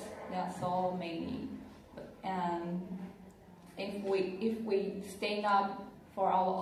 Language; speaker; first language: English; non-native, learner; Chinese